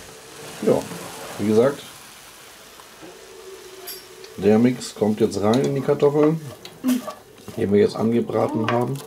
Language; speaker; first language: German; native; German